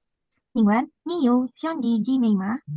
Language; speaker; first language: Chinese; non-native, learner; Indonesian